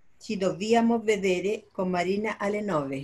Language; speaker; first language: Italian; non-native, learner; Spanish